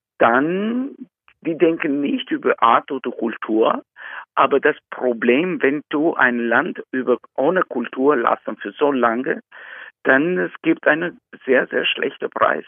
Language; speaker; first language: German; non-native, learner; Albanian